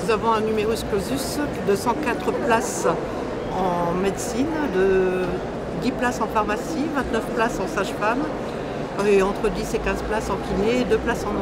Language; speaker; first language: French; native; French